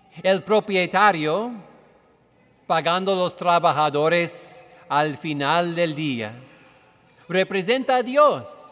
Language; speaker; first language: Spanish; non-native, fluent; English